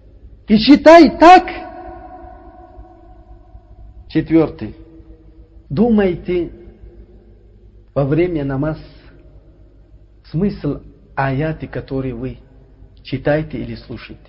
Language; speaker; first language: Russian; non-native, learner; Uzbek